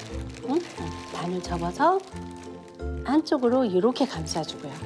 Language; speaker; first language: Korean; native; Korean